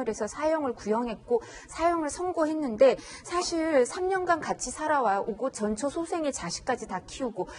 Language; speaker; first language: Korean; native; Korean